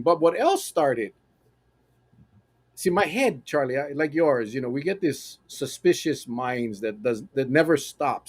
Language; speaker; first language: English; native; English